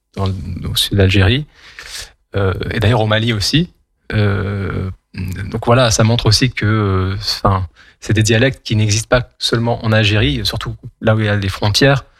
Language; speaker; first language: French; non-native, local second language; Kabyle